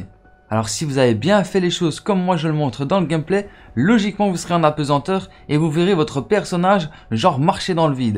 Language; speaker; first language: French; native; French